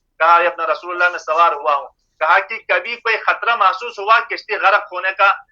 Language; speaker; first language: Urdu; non-native, local second language; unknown